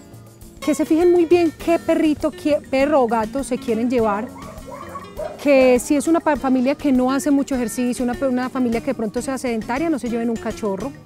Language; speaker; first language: Spanish; native; Spanish